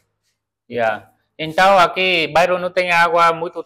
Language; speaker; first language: Portuguese; non-native, learner; Vietnamese